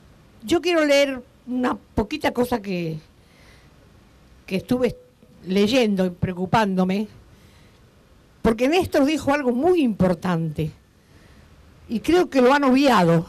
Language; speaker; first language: Spanish; native; Spanish